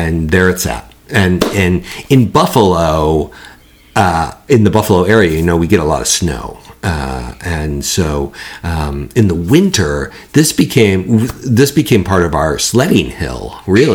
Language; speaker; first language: English; native; English